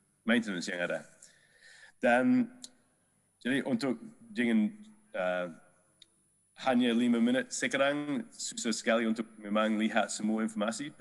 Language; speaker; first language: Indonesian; non-native, fluent; English